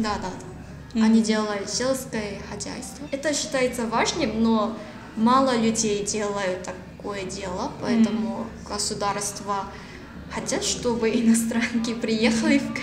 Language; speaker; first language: Russian; non-native, learner; Korean